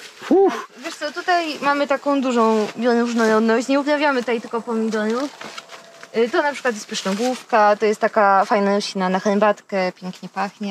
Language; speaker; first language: Polish; native; Polish